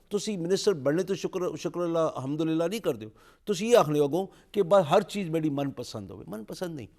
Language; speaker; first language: Urdu; non-native, local second language; Punjabi